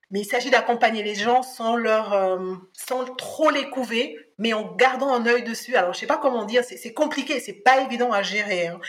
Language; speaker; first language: French; early bilingual, other home language; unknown